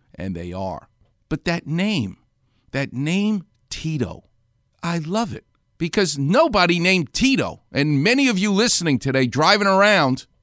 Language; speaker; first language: English; native; English